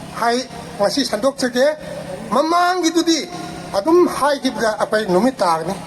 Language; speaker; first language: Manipuri; non-native, local second language; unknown